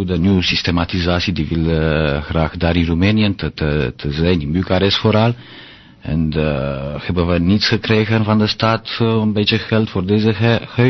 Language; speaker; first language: Dutch; non-native, learner; Romanian